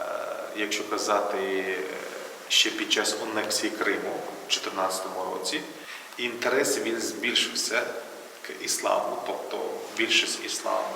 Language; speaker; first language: Ukrainian; non-native, local second language; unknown